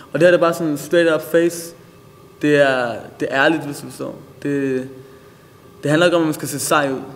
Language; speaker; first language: Danish; early bilingual, other home language; Persian